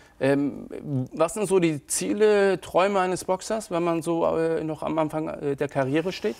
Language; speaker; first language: German; early bilingual, other home language; Turkish